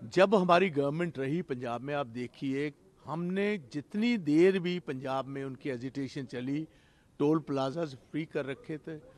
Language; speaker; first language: Hindi; non-native, local second language; Punjabi